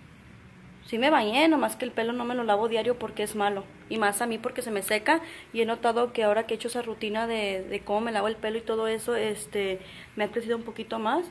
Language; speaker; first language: Spanish; early bilingual, heritage; Spanish